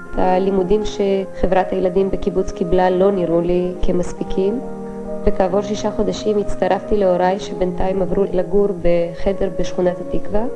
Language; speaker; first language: Hebrew; non-native, fluent; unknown